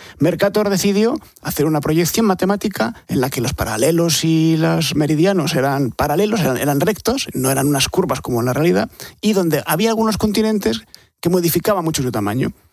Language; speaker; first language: Spanish; native; Spanish